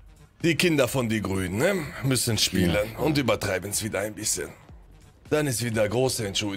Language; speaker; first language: German; native; German